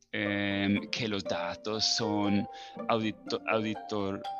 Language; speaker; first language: Spanish; non-native, fluent; English